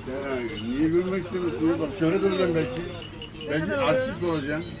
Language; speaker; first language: Turkish; native; Turkish